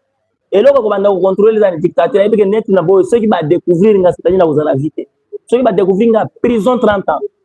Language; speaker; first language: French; non-native, local second language; Lingala